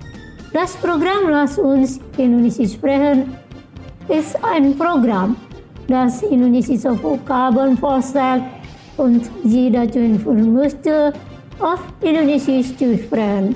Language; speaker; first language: German; non-native, fluent; Indonesian